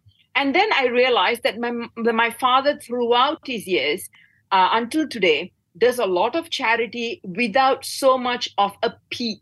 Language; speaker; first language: English; non-native, local second language; Tamil